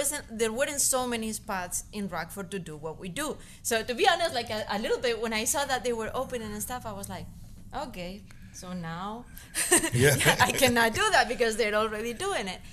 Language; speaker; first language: English; non-native, fluent; Spanish